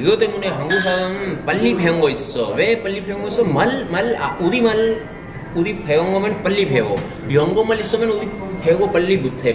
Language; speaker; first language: Korean; non-native, learner; Urdu